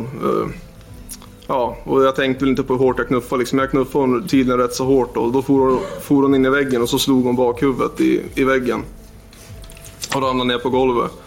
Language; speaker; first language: Swedish; native; Swedish